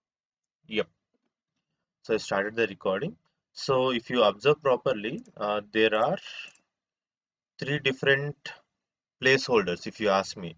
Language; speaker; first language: English; non-native, fluent; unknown